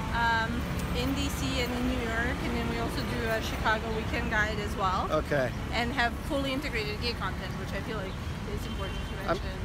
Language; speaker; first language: English; non-native, fluent; Serbian